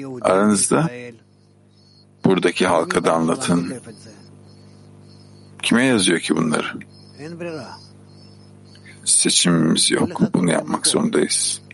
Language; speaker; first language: Turkish; native; Turkish